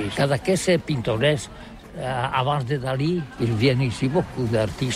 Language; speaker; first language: French; non-native, local second language; Catalan